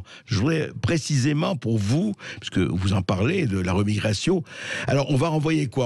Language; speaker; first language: French; native; French